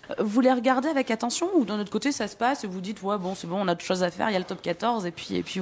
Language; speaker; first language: French; native; French